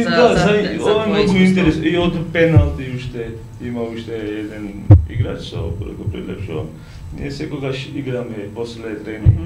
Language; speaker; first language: Macedonian; non-native, learner; Georgian